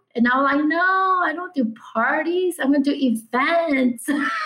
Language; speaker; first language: English; early bilingual, other home language; Chinese